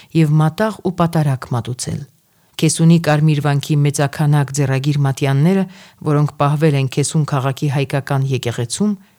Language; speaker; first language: Armenian; native; Armenian